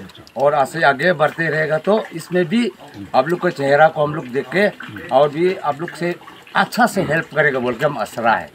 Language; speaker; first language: Hindi; non-native, local second language; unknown